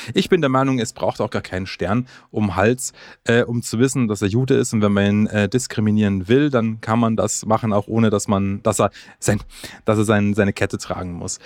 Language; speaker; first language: German; early bilingual, other home language; Croatian